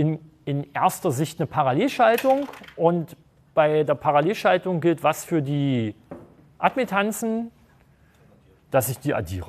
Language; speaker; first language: German; native; German